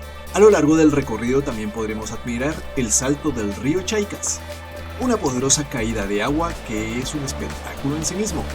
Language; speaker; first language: Spanish; native; Spanish